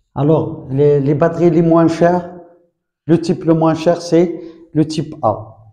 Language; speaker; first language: French; non-native, local second language; Arabic